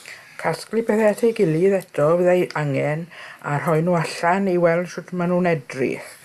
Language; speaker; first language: Welsh; native; Welsh